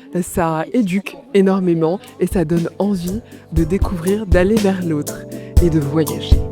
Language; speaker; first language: French; native; French